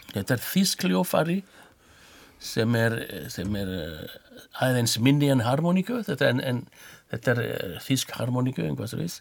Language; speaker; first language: Icelandic; non-native, learner; French